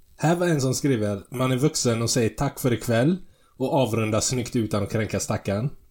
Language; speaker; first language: Swedish; early bilingual, other home language; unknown